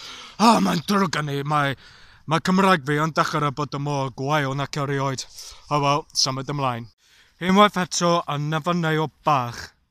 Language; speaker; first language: Welsh; non-native, learner; English